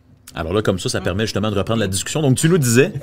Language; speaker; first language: French; native; French